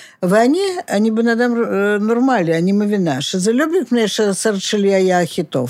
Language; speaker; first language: Hebrew; non-native, fluent; Russian